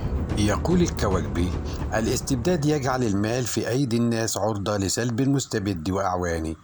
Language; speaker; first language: Arabic; native; Arabic